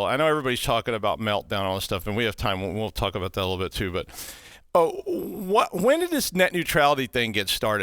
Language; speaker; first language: English; native; English